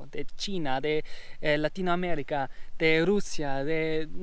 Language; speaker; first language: Spanish; non-native, learner; German